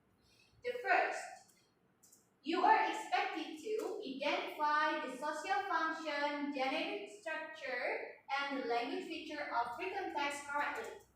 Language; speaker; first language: English; non-native, learner; Indonesian